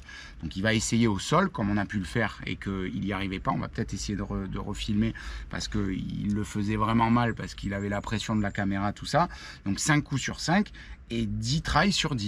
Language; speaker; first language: French; native; French